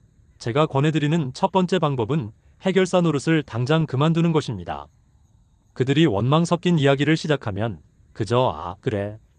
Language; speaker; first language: Korean; native; Korean